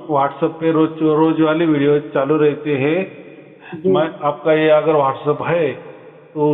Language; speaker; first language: Hindi; native; Hindi